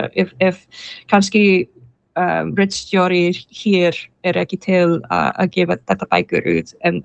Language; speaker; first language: Icelandic; non-native, learner; English